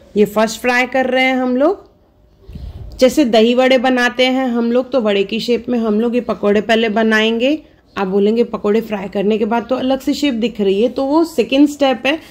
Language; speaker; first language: Hindi; non-native, local second language; Sindhi